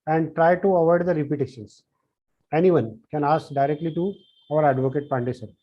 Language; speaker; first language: English; non-native, local second language; Marathi